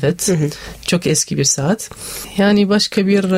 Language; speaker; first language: Turkish; non-native, learner; Arabic